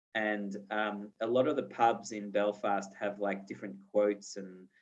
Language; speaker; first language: English; native; English